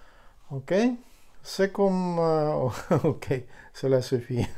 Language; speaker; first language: French; non-native, learner; Ukrainian